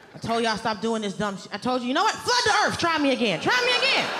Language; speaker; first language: English; native; English